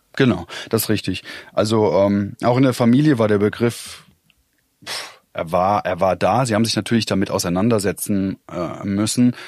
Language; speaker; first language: German; native; German